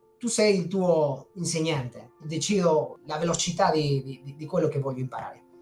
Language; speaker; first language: Italian; non-native, fluent; Spanish